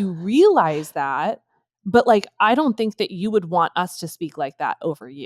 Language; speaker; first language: English; native; English